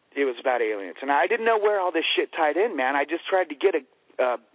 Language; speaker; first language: English; native; English